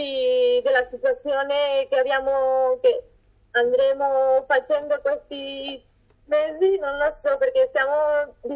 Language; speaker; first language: Italian; non-native, fluent; Catalan